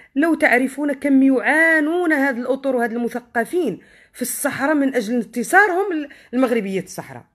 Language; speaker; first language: Arabic; native; Arabic